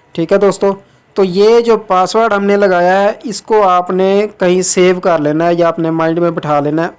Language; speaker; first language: Urdu; non-native, local second language; Punjabi